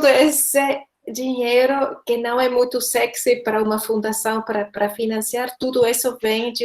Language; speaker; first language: Portuguese; non-native, fluent; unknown